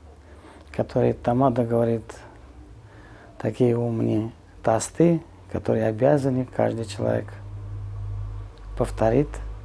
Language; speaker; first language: Russian; non-native, local second language; Georgian